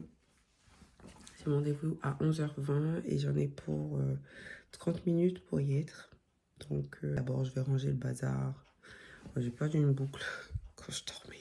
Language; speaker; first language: French; native; French